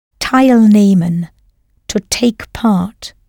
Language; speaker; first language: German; non-native, fluent; English